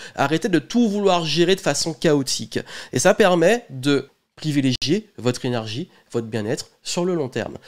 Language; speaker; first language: French; native; French